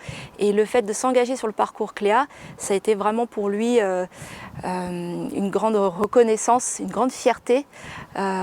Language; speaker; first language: French; native; French